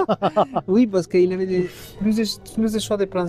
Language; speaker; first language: French; non-native, fluent; Spanish